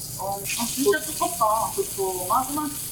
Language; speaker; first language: Korean; non-native, fluent; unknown